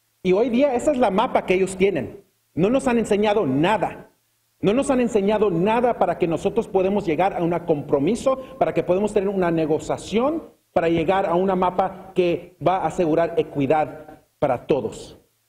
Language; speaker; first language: Spanish; early bilingual, other home language; English